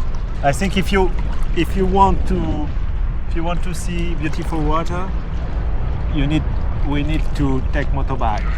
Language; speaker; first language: English; non-native, learner; French